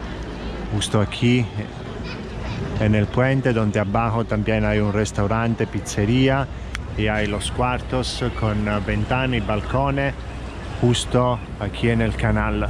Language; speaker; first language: Spanish; non-native, fluent; Italian